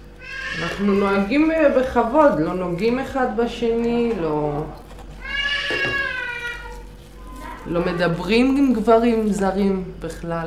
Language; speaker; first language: Hebrew; non-native, local second language; Yiddish